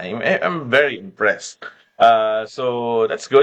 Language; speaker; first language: English; non-native, local second language; Filipino